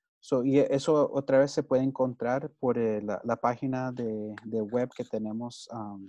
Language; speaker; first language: Spanish; early bilingual, heritage; Spanish